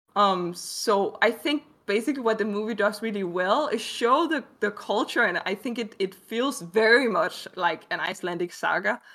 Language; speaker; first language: English; non-native, fluent; Danish